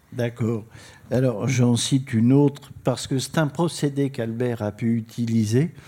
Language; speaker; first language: French; native; French